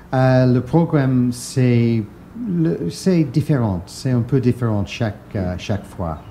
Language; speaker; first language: French; non-native, fluent; English